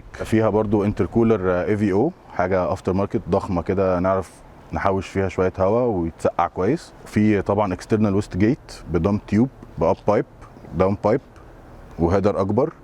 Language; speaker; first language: Arabic; native; Arabic